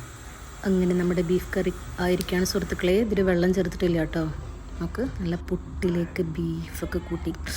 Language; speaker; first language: Malayalam; native; Malayalam